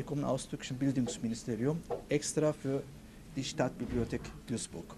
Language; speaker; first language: German; non-native, fluent; Turkish